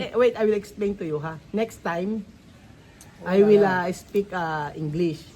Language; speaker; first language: English; non-native, learner; Filipino